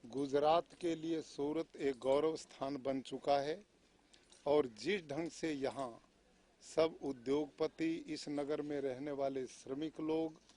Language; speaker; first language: Hindi; native; Hindi